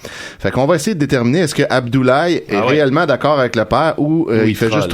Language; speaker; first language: French; native; French